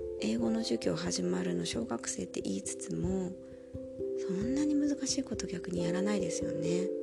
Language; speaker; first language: Japanese; native; Japanese